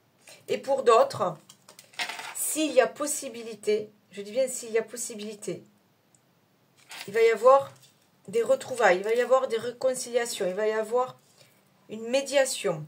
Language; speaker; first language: French; native; French